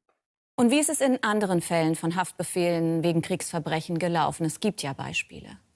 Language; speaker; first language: German; native; German